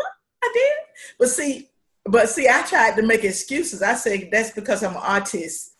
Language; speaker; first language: English; native; English